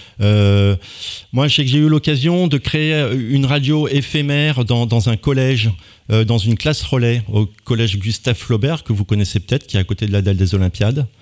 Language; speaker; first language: French; native; French